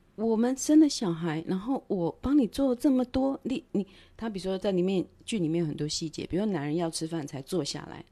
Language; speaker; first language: Chinese; non-native, local second language; Min Nan Chinese